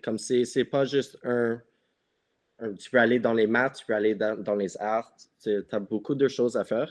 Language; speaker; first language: French; non-native, local second language; English